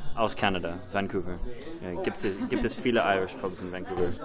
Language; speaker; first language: German; non-native, learner; English